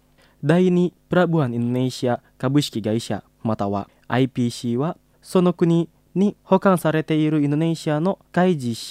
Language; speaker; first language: Japanese; non-native, fluent; Indonesian